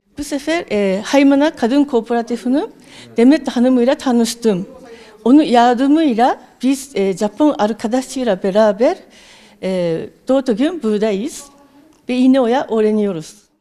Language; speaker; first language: Turkish; non-native, fluent; Japanese